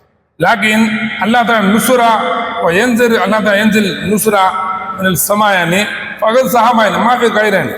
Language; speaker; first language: Arabic; non-native, learner; Indonesian